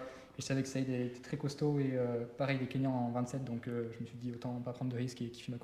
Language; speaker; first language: French; native; French